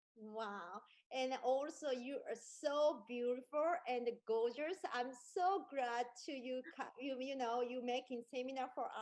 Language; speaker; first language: English; non-native, learner; Japanese